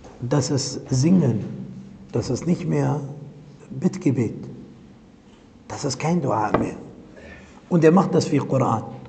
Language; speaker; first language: German; non-native, fluent; Arabic